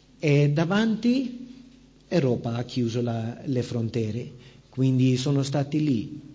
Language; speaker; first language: Italian; non-native, fluent; Spanish